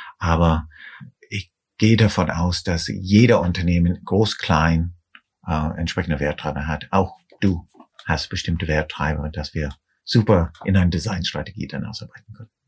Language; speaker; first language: German; non-native, fluent; English